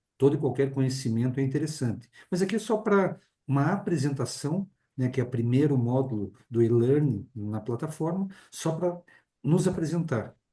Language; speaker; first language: Portuguese; native; Portuguese